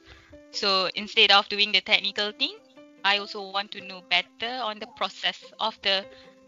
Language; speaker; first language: English; non-native, local second language; Malay